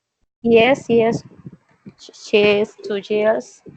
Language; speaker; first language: English; non-native, learner; Spanish